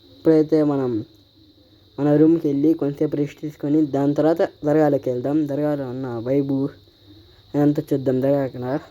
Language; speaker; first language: Telugu; non-native, local second language; Urdu